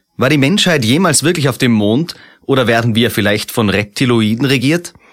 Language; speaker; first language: German; native; German